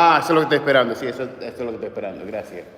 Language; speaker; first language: Spanish; early bilingual, heritage; English